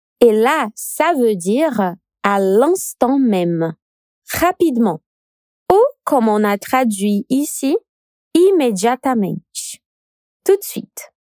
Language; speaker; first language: French; non-native, fluent; Portuguese